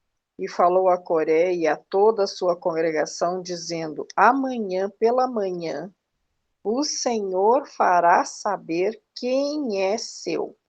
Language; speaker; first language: Portuguese; native; Portuguese